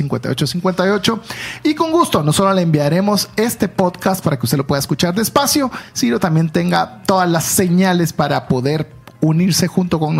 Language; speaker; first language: Spanish; native; Spanish